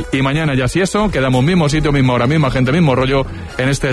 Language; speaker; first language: Spanish; native; Spanish